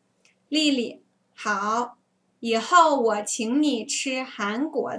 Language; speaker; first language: Chinese; non-native, learner; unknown